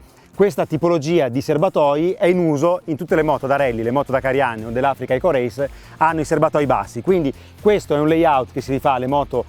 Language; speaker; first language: Italian; native; Italian